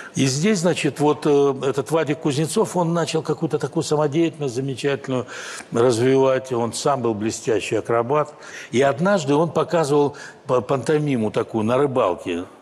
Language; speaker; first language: Russian; native; Russian